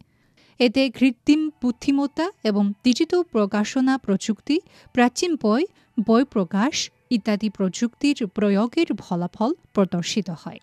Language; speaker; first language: Bangla; non-native, fluent; Chinese